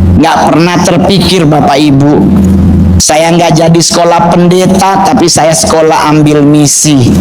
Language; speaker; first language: Indonesian; native; Indonesian